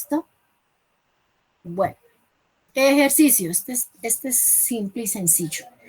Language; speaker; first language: Spanish; native; Spanish